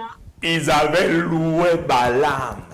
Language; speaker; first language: French; non-native, local second language; Lingala